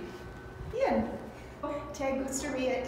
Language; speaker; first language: Spanish; non-native, learner; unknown